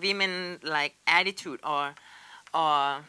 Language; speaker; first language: English; non-native, learner; Thai